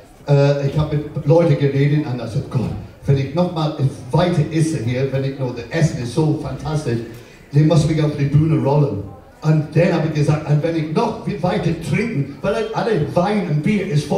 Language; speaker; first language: German; non-native, learner; English